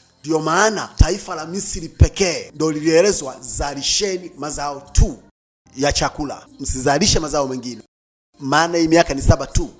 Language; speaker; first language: Swahili; native; Swahili